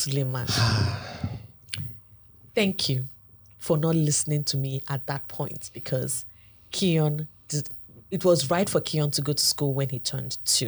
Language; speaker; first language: English; non-native, local second language; Igbo